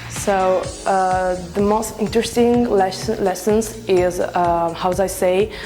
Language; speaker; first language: English; non-native, learner; Italian